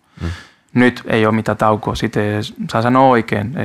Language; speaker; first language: Finnish; non-native, learner; Spanish